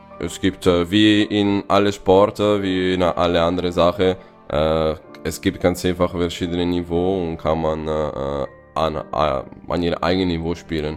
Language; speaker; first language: German; non-native, fluent; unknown